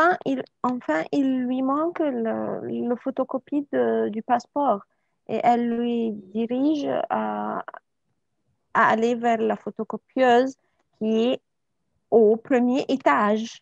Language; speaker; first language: French; non-native, learner; Arabic